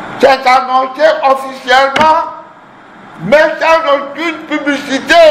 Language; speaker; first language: French; non-native, local second language; Ewe